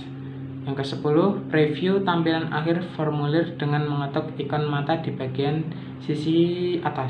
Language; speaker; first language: Indonesian; native; Indonesian